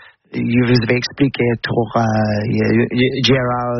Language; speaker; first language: French; non-native, learner; English